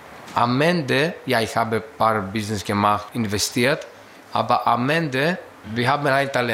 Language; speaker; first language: German; non-native, learner; Greek